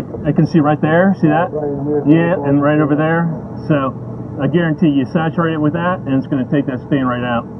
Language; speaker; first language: English; native; English